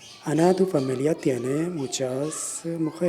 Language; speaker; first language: Spanish; non-native, learner; Urdu